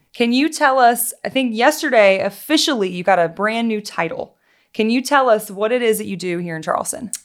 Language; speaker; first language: English; native; English